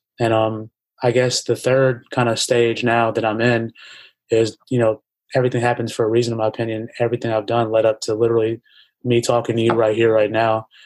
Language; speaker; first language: English; native; English